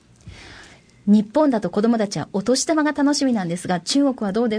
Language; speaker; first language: Japanese; native; Japanese